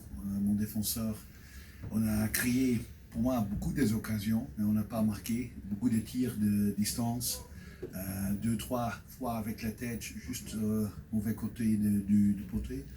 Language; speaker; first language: French; non-native, fluent; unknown